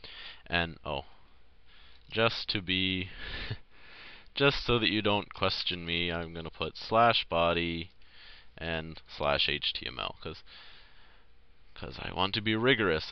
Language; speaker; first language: English; native; English